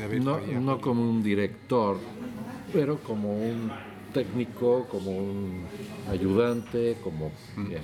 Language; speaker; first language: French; non-native, learner; Spanish